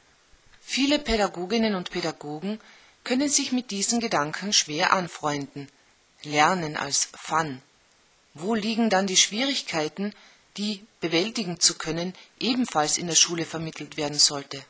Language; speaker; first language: German; native; German